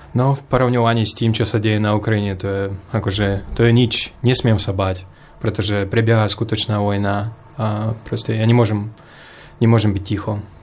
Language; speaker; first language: Slovak; non-native, fluent; Russian